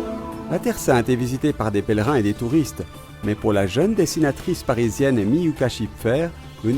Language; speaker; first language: French; native; French